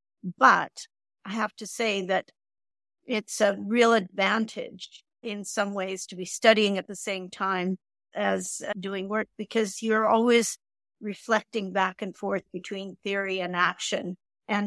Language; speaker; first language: English; native; English